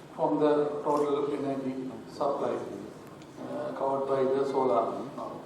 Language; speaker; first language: English; non-native, local second language; Sinhala